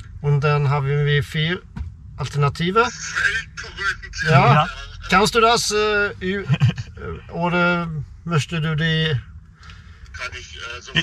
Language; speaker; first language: German; non-native, learner; Swedish